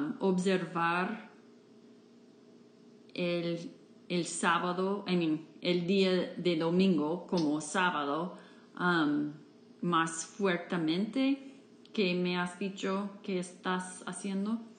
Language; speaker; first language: Spanish; non-native, fluent; English